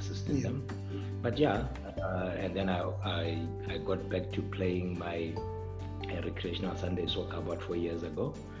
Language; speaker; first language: English; non-native, local second language; Tswana